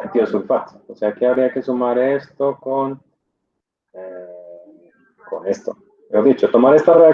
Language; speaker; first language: Spanish; native; Spanish